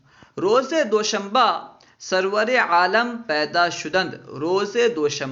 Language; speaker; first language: Persian; non-native, fluent; Urdu